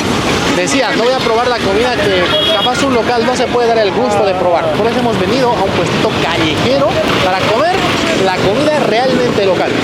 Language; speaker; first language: Spanish; native; Spanish